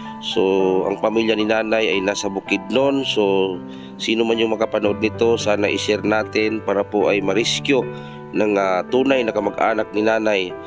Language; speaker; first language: Filipino; non-native, local second language; Cebuano